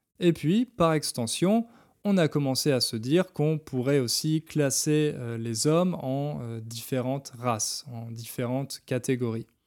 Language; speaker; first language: French; native; French